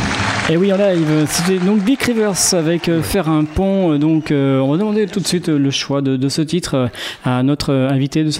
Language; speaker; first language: French; native; French